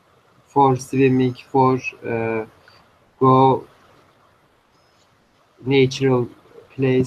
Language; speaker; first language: English; non-native, learner; Turkish